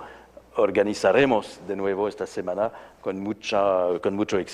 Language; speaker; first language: Spanish; non-native, fluent; French